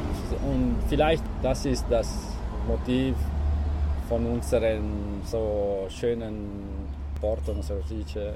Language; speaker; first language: German; non-native, local second language; Italian